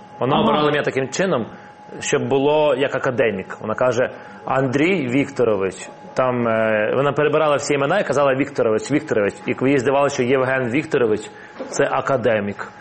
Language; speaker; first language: Ukrainian; non-native, local second language; Russian